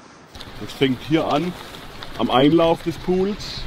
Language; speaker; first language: German; native; German